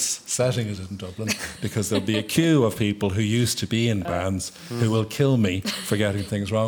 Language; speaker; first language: English; native; English